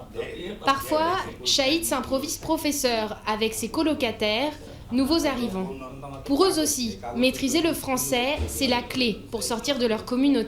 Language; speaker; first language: French; native; French